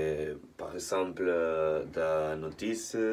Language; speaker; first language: French; non-native, learner; Spanish